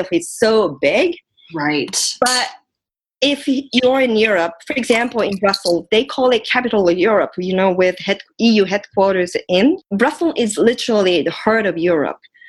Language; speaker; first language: English; non-native, fluent; Japanese